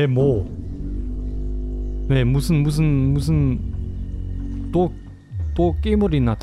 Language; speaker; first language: Korean; non-native, learner; German